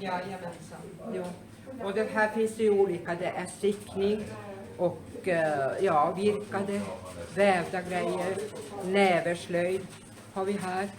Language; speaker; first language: Swedish; native; Swedish